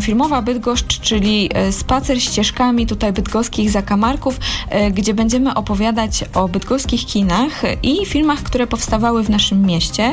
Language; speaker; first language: Polish; native; Polish